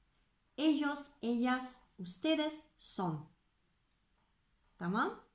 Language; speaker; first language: Spanish; non-native, fluent; Turkish